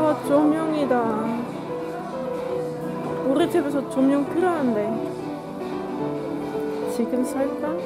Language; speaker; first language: Korean; non-native, learner; Dutch